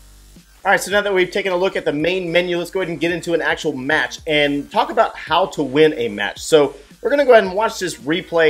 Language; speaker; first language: English; native; English